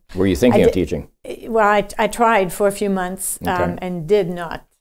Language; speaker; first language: English; non-native, fluent; French